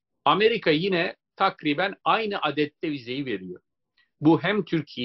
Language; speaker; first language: Turkish; native; Turkish